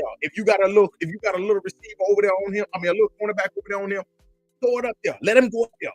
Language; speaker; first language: English; native; English